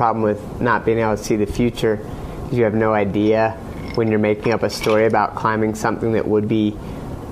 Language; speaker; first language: English; native; English